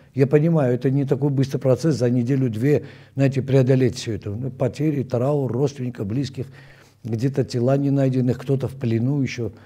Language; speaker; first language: Russian; non-native, local second language; Armenian